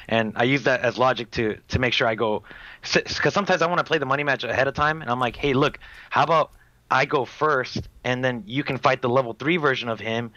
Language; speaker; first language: English; native; English